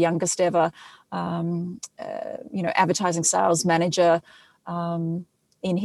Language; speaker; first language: English; native; English